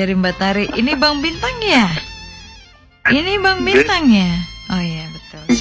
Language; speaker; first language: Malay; non-native, local second language; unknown